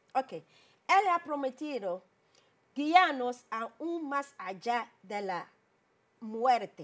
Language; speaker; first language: Spanish; non-native, learner; English